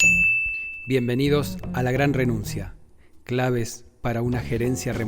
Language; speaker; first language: Spanish; native; Spanish